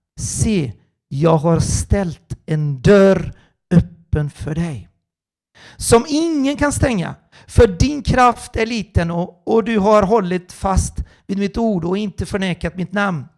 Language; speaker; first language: Swedish; non-native, fluent; Portuguese